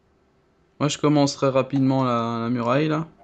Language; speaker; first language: French; native; French